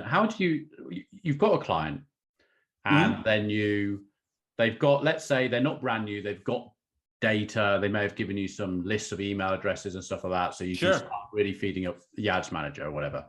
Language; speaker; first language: English; native; English